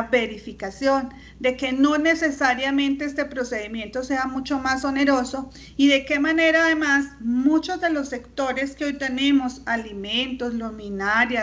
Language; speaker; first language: Spanish; native; Spanish